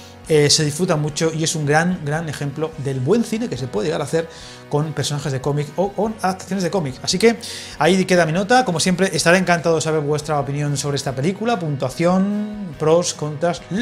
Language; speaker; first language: Spanish; native; Spanish